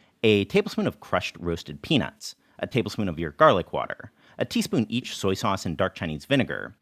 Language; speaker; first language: English; native; English